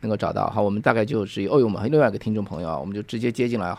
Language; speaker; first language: Chinese; native; Chinese